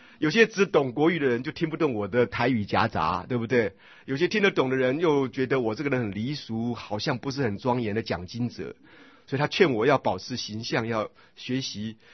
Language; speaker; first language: Chinese; native; Chinese